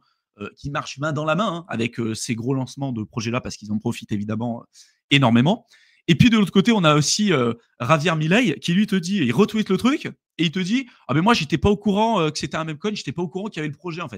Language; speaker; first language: French; native; French